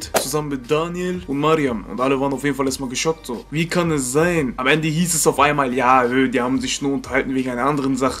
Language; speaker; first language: German; native; German